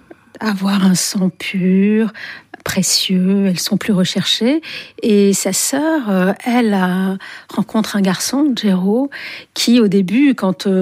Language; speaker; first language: French; native; French